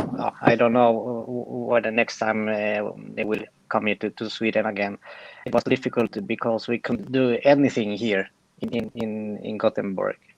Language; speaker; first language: English; non-native, fluent; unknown